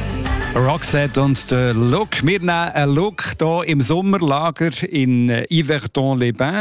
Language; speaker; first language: German; native; German